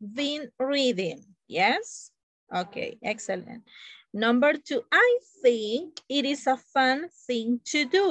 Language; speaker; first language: English; non-native, learner; Spanish